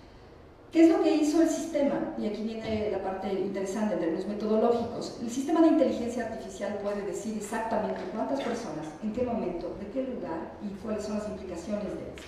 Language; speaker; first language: Spanish; native; Spanish